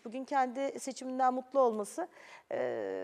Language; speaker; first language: Turkish; native; Turkish